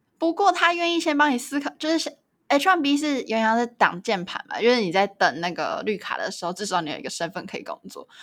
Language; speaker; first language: Chinese; native; Chinese